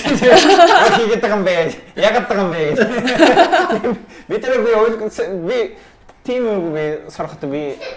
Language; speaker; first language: Mongolian; non-native, learner; Japanese